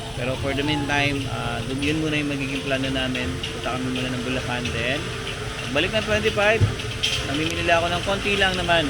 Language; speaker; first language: Filipino; native; Filipino